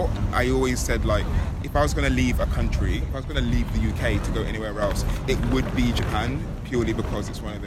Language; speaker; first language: English; native; English